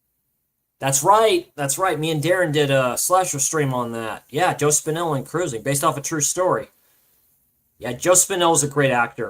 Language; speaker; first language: English; native; English